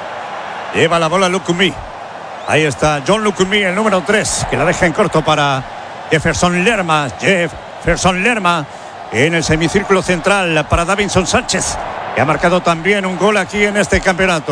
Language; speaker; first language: Spanish; native; Spanish